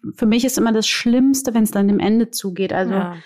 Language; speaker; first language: German; native; German